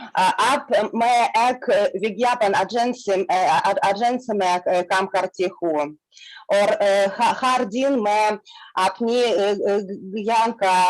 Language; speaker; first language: Hindi; non-native, learner; Russian